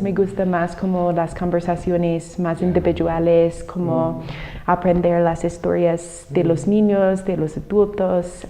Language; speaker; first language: Spanish; non-native, fluent; English